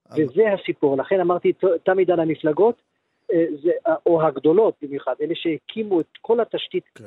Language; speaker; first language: Hebrew; early bilingual, other home language; Arabic